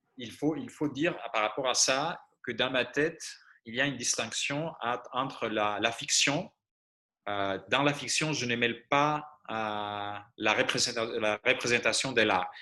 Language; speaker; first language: French; non-native, fluent; Greek